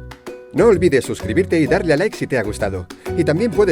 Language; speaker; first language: Spanish; native; Spanish